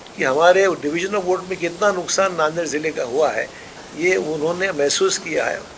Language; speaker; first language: Hindi; non-native, local second language; Marathi